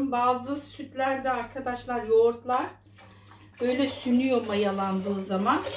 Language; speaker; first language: Turkish; native; Turkish